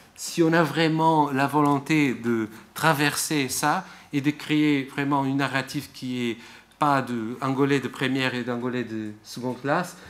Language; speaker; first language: French; non-native, fluent; Portuguese